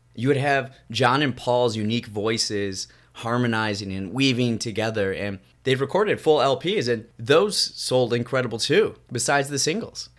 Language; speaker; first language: English; native; English